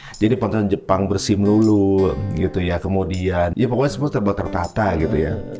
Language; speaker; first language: Indonesian; native; Indonesian